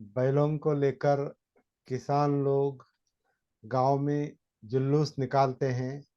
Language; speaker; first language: Hindi; non-native, local second language; Marathi